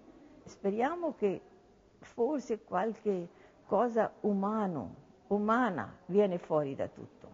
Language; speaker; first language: Italian; non-native, learner; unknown